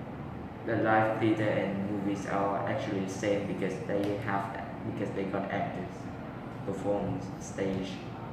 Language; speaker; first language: English; non-native, learner; Vietnamese